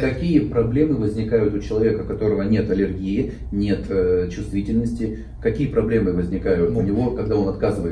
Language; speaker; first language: Russian; native; Russian